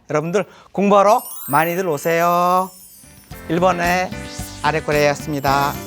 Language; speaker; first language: Korean; native; Korean